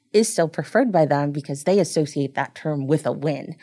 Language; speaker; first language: English; early bilingual, other home language; Spanish